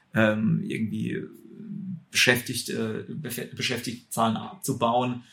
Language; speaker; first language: German; native; German